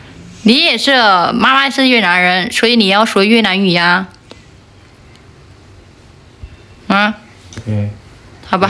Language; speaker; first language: Chinese; non-native, fluent; Vietnamese